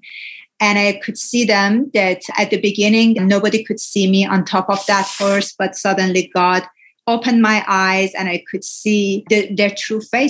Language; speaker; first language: English; non-native, fluent; Persian